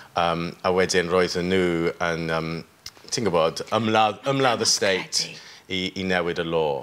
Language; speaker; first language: Welsh; non-native, learner; English